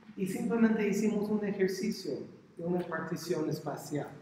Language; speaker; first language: Spanish; non-native, fluent; English